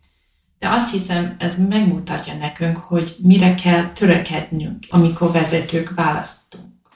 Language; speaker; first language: Hungarian; non-native, learner; English